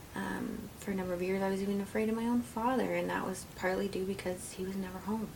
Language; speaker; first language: English; native; English